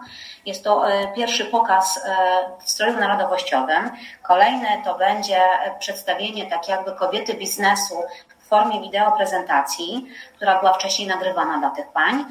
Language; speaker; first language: Polish; native; Polish